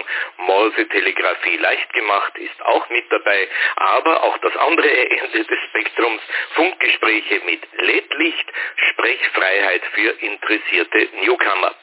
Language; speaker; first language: German; native; German